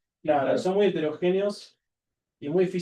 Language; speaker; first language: Spanish; native; Spanish